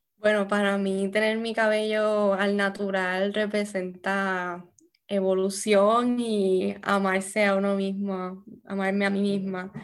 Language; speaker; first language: Spanish; native; Spanish